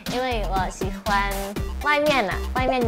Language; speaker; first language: Chinese; non-native, learner; Thai